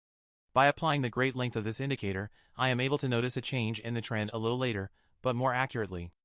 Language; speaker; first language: English; non-native, fluent; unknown